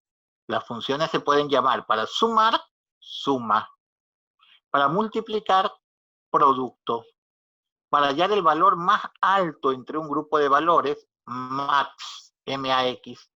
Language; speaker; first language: Spanish; native; Spanish